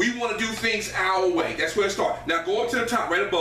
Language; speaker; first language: English; native; English